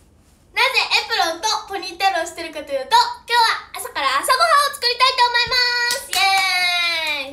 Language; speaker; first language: Japanese; native; Japanese